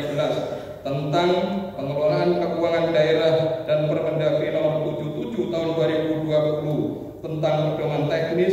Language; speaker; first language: Indonesian; native; Indonesian